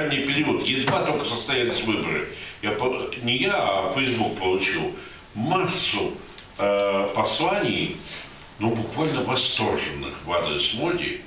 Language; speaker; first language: Russian; native; Russian